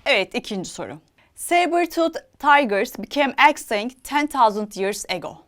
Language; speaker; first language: English; non-native, fluent; Turkish